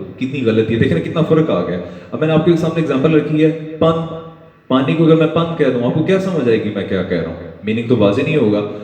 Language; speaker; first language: Urdu; non-native, local second language; Punjabi